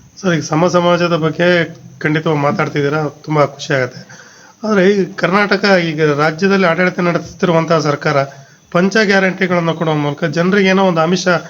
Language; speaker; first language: Kannada; native; Kannada